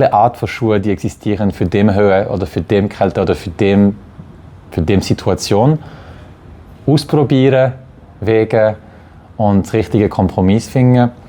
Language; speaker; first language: German; non-native, local second language; French